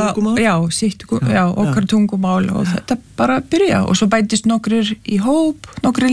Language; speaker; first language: Icelandic; non-native, fluent; Lithuanian